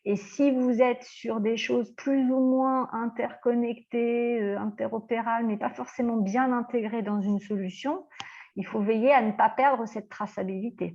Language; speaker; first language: French; native; French